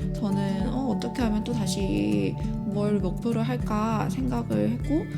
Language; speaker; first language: Korean; native; Korean